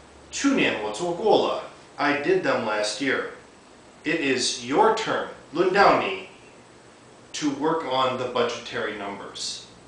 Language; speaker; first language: English; native; English